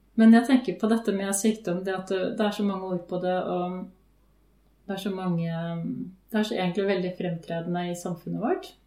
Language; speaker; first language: Norwegian; native; Norwegian